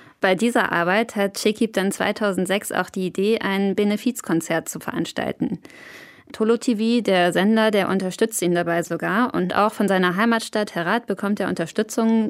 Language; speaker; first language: German; native; German